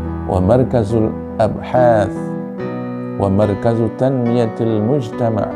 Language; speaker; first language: Arabic; non-native, fluent; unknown